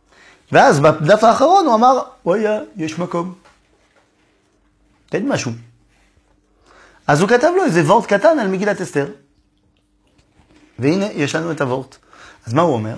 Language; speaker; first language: Hebrew; non-native, fluent; French